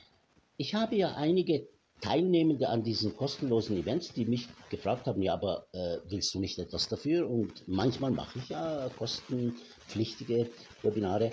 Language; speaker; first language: German; non-native, fluent; Arabic